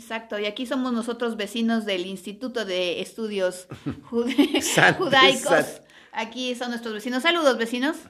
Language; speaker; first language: Spanish; native; Spanish